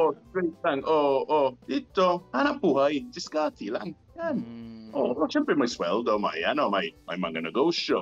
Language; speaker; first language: Filipino; non-native, learner; English